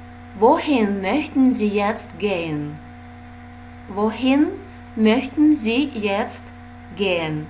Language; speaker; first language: German; non-native, fluent; Russian